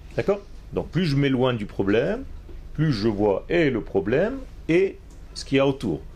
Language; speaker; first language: French; non-native, fluent; Hebrew